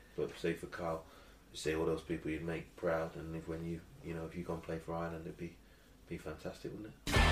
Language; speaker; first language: English; early bilingual, other home language; Yoruba